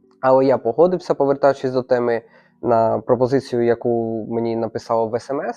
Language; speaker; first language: Ukrainian; native; Ukrainian